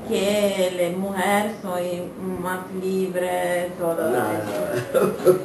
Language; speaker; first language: Spanish; non-native, learner; Italian